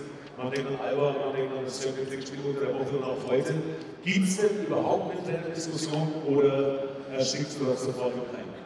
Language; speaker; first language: German; native; German